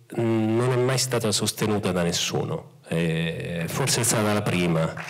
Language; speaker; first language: Italian; native; Italian